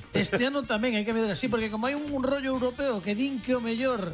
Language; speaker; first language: Galician; non-native, local second language; Spanish